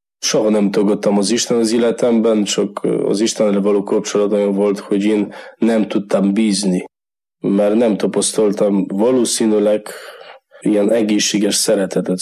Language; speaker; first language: Hungarian; non-native, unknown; Polish